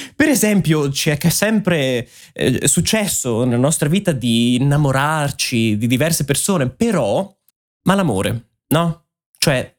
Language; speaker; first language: Italian; native; Italian